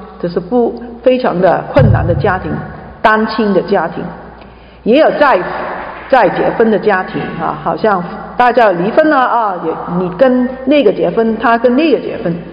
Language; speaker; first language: Chinese; non-native, local second language; Cantonese